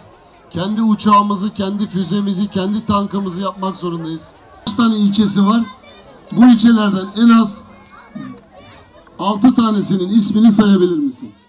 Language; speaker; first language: Turkish; native; Turkish